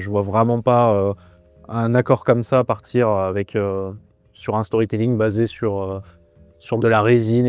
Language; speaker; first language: French; native; French